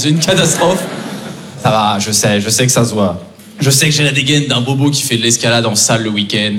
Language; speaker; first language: French; native; French